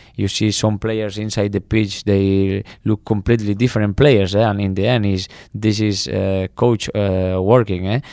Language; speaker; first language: English; non-native, fluent; Spanish